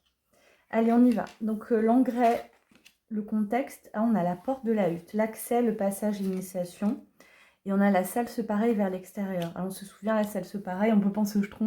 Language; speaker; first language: French; native; French